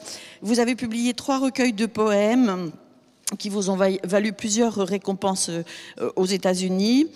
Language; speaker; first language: French; native; French